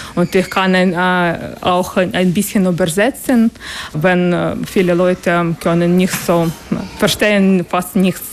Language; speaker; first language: German; non-native, learner; Ukrainian